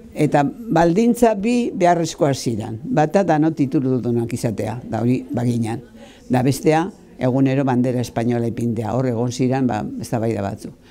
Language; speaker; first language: Basque; native; Basque